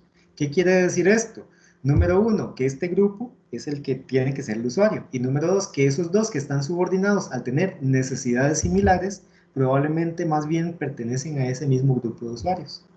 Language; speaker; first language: Spanish; native; Spanish